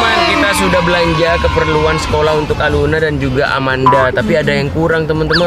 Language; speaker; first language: Indonesian; native; Indonesian